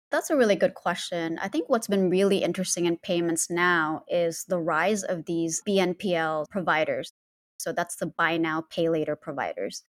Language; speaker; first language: English; non-native, fluent; Indonesian